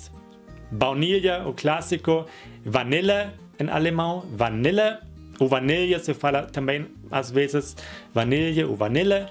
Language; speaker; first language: Portuguese; non-native, fluent; German